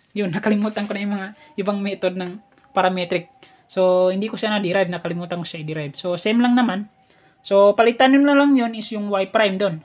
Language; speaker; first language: Filipino; native; Filipino